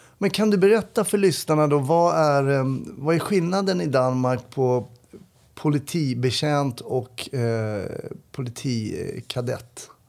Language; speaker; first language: Swedish; native; Swedish